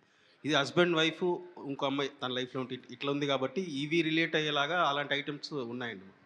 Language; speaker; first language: Telugu; native; Telugu